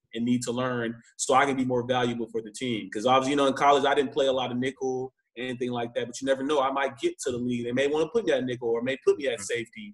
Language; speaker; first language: English; native; English